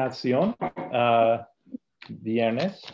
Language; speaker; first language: Spanish; non-native, learner; English